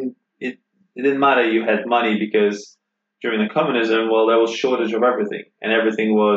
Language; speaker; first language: English; non-native, fluent; Polish